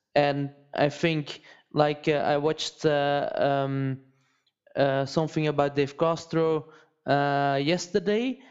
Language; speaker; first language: English; non-native, fluent; Dutch